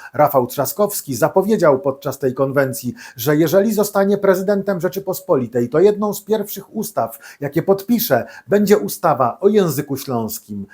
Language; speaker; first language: Polish; native; Polish